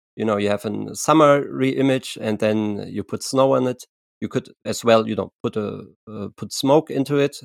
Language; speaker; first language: English; non-native, fluent; German